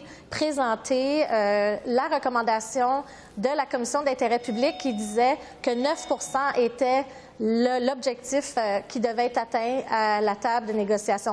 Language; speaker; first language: French; native; French